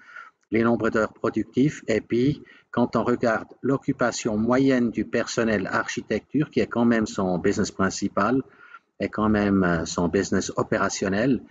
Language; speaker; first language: French; native; French